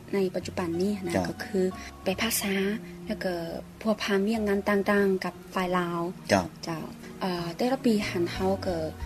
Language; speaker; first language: Lao; non-native, fluent; Chinese